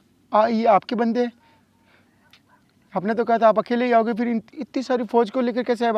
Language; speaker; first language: Hindi; native; Hindi